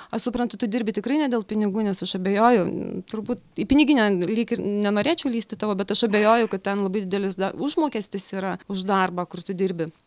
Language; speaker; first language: Lithuanian; native; Lithuanian